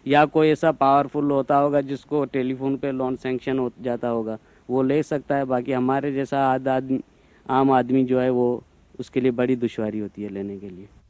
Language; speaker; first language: Urdu; non-native, local second language; Sindhi